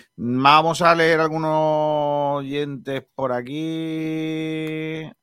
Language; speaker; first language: Spanish; native; Spanish